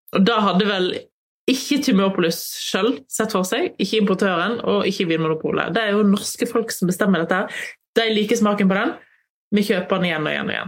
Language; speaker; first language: Norwegian; native; Norwegian